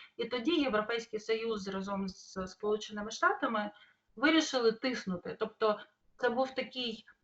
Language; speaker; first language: Ukrainian; native; Ukrainian